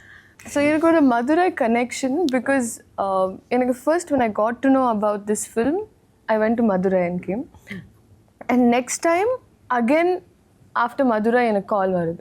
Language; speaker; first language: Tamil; non-native, learner; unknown